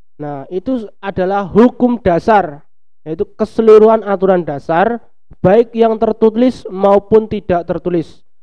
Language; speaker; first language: Indonesian; non-native, local second language; Javanese